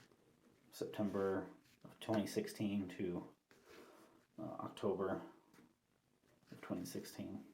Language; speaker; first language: English; native; English